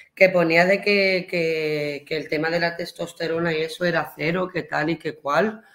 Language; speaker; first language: Spanish; early bilingual, heritage; Spanish